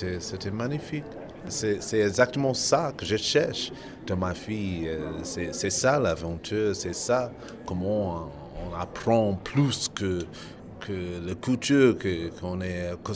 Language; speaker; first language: French; non-native, fluent; English